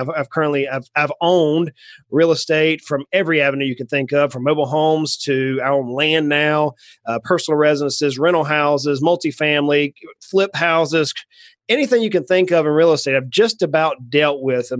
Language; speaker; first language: English; native; English